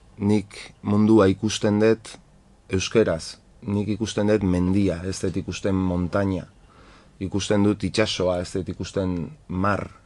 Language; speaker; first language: Basque; non-native, local second language; Spanish